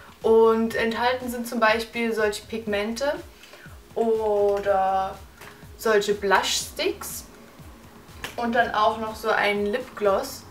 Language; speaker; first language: German; native; German